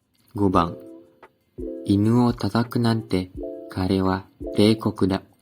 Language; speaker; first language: Japanese; non-native, learner; Indonesian